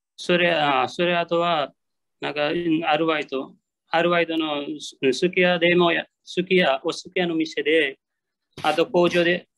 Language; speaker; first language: Japanese; non-native, learner; Nepali